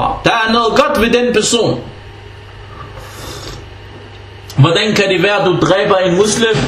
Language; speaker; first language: Danish; early bilingual, other home language; Arabic